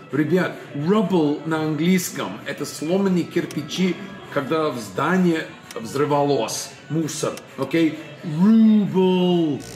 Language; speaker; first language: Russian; non-native, fluent; English